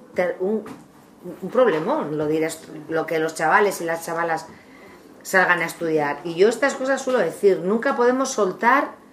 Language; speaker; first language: Spanish; non-native, local second language; Basque